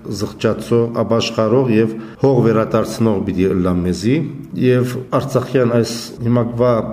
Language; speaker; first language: Armenian; early bilingual, heritage; Armenian